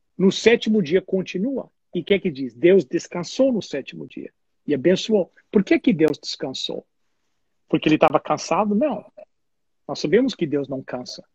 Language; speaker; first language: Portuguese; non-native, fluent; English